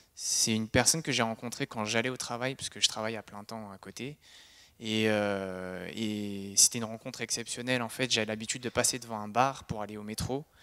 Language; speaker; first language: French; native; French